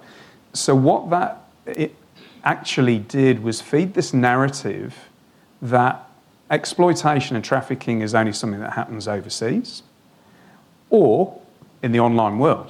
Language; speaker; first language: English; native; English